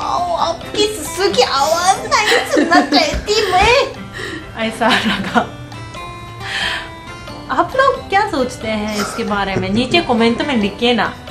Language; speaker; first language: Hindi; non-native, fluent; Japanese